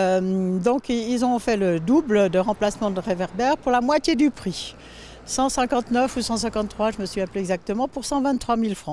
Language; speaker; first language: French; native; French